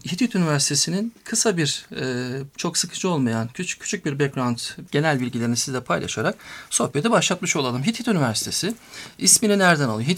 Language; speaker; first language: Turkish; native; Turkish